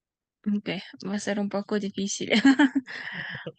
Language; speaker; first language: Spanish; non-native, fluent; Russian